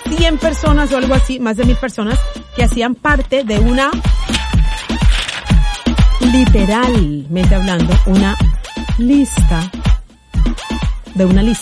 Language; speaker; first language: Spanish; native; Spanish